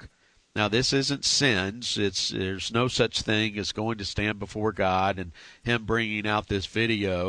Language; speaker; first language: English; native; English